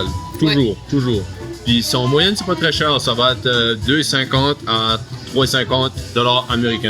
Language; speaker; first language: French; native; French